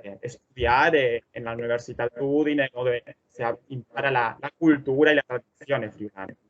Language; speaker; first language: Italian; non-native, fluent; Spanish